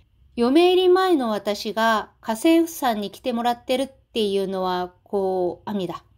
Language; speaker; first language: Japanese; non-native, fluent; Korean